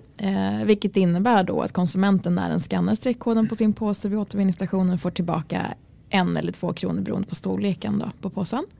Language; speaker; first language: Swedish; early bilingual, other home language; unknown